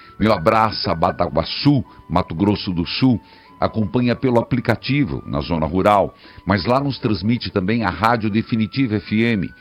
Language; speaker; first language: Portuguese; native; Portuguese